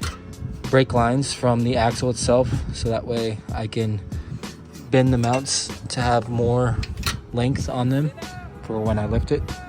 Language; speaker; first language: English; native; English